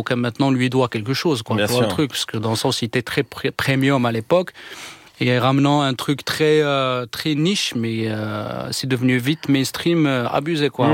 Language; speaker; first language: French; non-native, local second language; Arabic